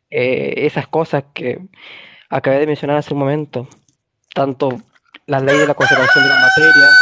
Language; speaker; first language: Spanish; native; Spanish